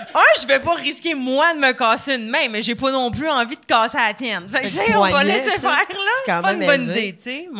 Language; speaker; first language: French; native; French